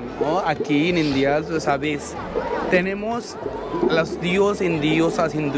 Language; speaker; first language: Spanish; non-native, learner; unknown